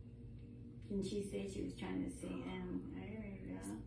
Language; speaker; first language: English; native; English